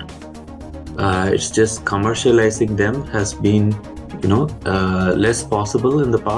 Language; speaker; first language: English; non-native, local second language; Tamil